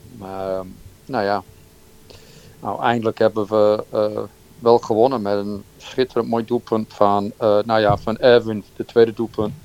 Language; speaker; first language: Dutch; non-native, fluent; English